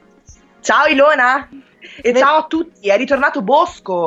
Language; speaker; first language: Italian; native; Italian